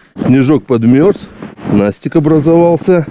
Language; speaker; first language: Russian; native; Russian